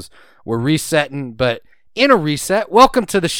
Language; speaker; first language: English; native; English